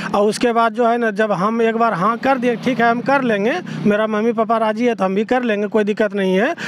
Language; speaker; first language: Hindi; native; Hindi